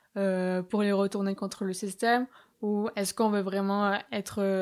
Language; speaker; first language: French; native; French